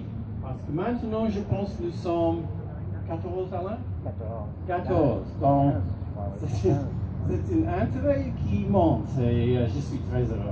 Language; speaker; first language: French; non-native, learner; English